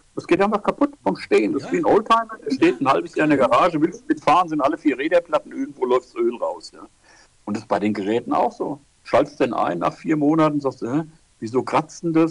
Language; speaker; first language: German; native; German